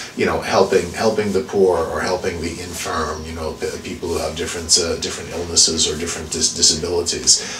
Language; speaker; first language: English; native; English